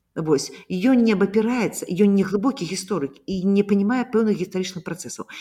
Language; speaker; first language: Belarusian; native; Belarusian